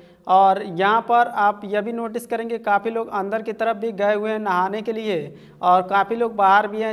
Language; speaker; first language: Hindi; native; Hindi